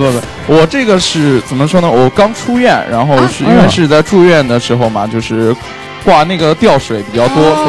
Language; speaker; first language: Chinese; native; Chinese